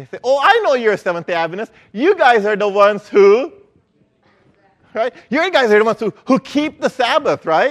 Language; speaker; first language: English; non-native, local second language; Filipino